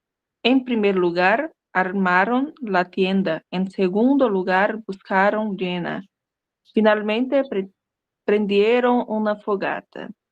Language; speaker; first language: Spanish; non-native, learner; Portuguese